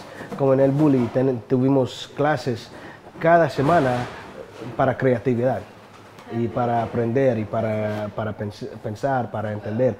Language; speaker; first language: Spanish; non-native, learner; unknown